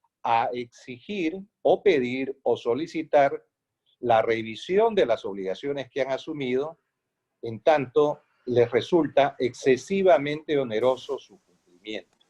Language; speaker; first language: Spanish; native; Spanish